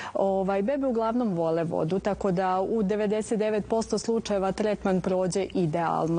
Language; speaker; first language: Serbian; native; Serbian